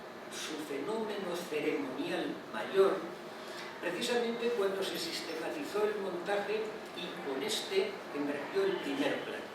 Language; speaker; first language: Spanish; native; Spanish